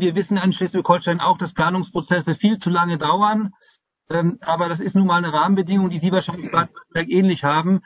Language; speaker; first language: German; native; German